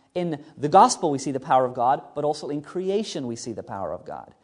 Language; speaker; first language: English; native; English